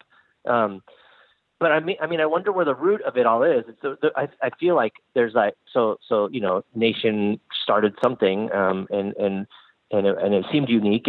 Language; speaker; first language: English; native; English